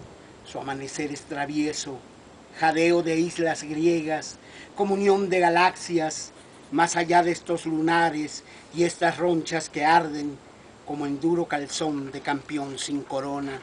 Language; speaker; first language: Spanish; native; Spanish